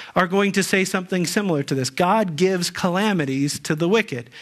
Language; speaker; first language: English; native; English